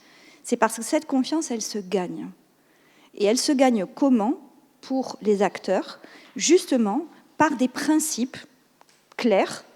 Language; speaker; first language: French; native; French